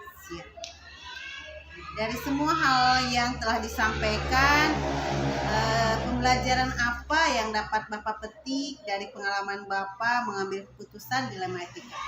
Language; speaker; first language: Indonesian; native; Indonesian